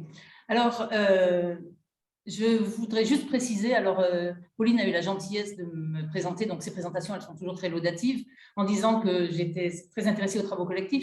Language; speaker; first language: French; native; French